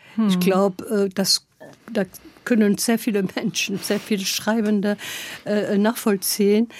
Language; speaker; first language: German; non-native, fluent; French